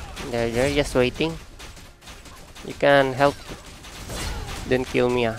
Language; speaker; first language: English; non-native, local second language; Filipino